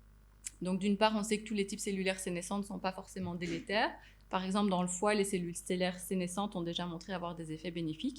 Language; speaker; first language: French; native; French